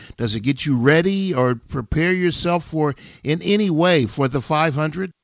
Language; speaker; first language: English; native; English